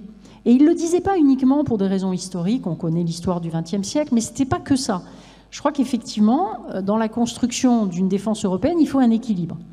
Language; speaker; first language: French; native; French